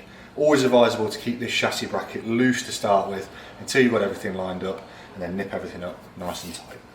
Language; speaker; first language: English; native; English